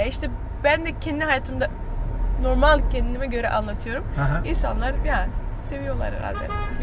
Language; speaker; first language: Turkish; early bilingual, heritage; Turkish